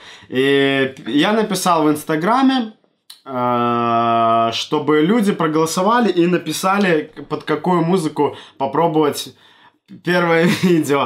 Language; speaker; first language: Russian; native; Russian